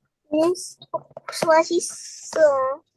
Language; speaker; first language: French; non-native, learner; English